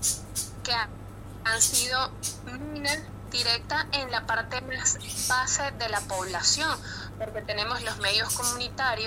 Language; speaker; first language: Spanish; native; Spanish